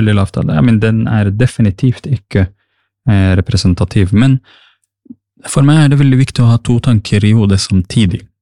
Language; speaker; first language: Norwegian; non-native, fluent; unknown